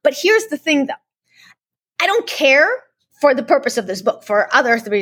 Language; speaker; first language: English; early bilingual, other home language; Russian